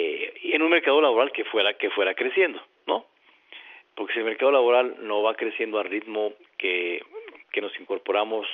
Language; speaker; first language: Spanish; native; Spanish